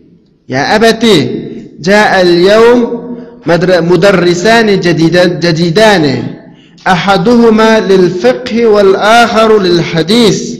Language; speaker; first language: Arabic; non-native, fluent; Uyghur